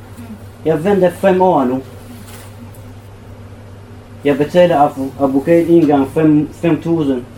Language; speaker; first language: Danish; non-native, learner; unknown